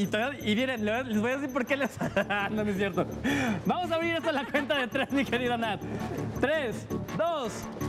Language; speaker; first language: Spanish; native; Spanish